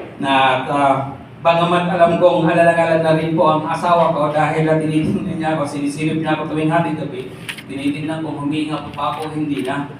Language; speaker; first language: Filipino; non-native, local second language; Masbatenyo